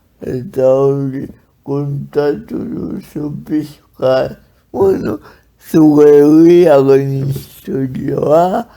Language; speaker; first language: Basque; non-native, learner; Spanish